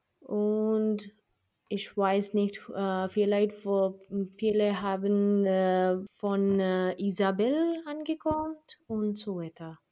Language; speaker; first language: German; non-native, learner; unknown